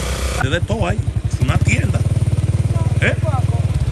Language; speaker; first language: Spanish; native; Spanish